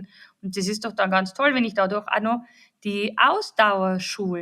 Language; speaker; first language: German; native; German